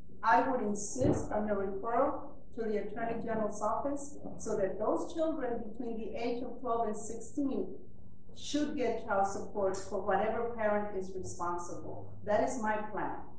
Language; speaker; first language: English; early bilingual, other home language; Spanish